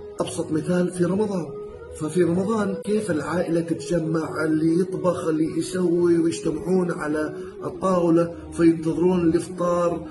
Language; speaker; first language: Arabic; non-native, fluent; Chinese